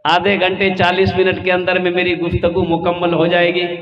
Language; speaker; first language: Hindi; non-native, local second language; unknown